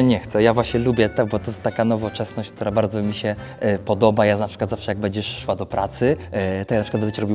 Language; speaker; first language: Polish; native; Polish